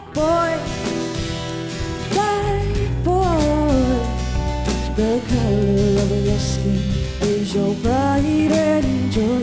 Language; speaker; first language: English; non-native, local second language; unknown